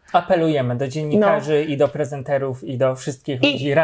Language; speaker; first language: Polish; native; Polish